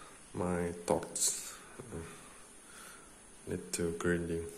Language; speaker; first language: English; non-native, learner; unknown